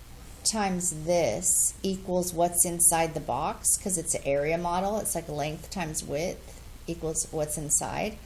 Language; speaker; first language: English; native; English